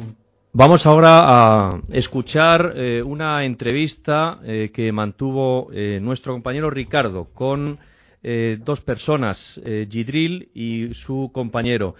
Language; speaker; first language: Spanish; native; Spanish